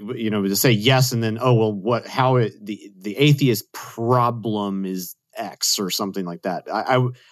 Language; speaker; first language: English; native; English